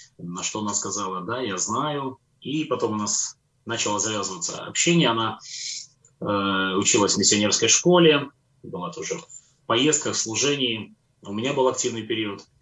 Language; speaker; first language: Russian; native; Russian